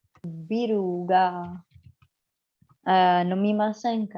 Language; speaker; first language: Japanese; non-native, learner; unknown